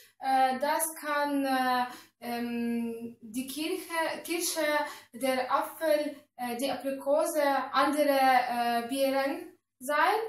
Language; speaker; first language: German; non-native, learner; Russian